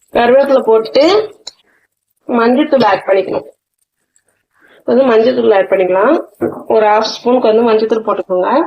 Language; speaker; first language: Tamil; native; Tamil